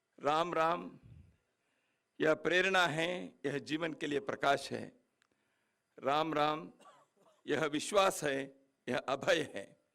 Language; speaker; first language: Hindi; non-native, local second language; Kannada